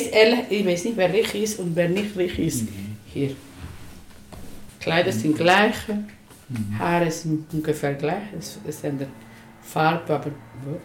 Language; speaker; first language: German; non-native, learner; Spanish